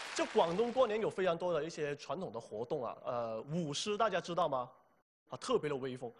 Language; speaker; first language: Chinese; native; Chinese